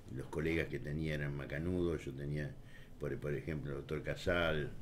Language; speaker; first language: Spanish; native; Spanish